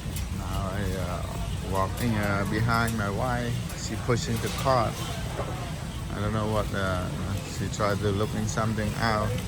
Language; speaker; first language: English; non-native, learner; Khmer